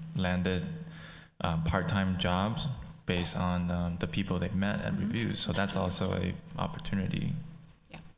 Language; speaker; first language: English; native; English